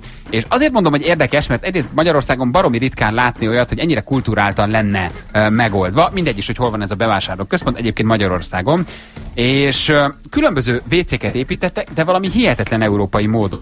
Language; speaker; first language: Hungarian; native; Hungarian